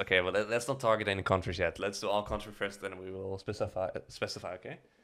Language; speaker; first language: English; non-native, fluent; Dutch